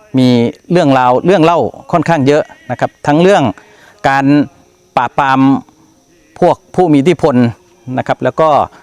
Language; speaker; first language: Thai; native; Thai